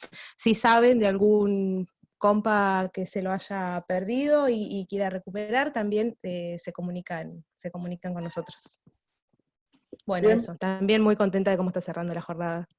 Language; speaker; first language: Spanish; native; Spanish